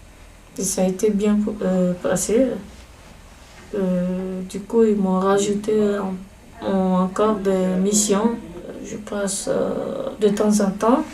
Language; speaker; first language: French; non-native, learner; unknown